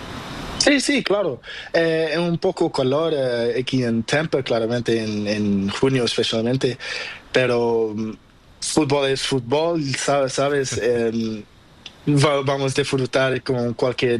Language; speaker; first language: Spanish; non-native, learner; Portuguese